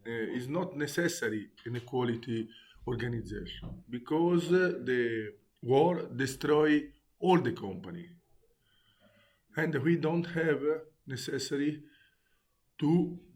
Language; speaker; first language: English; non-native, learner; Italian